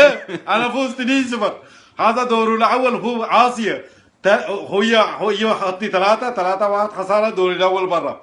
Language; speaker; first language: Arabic; non-native, learner; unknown